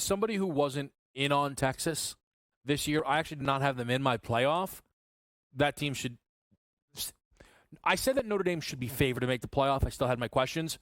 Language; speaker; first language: English; native; English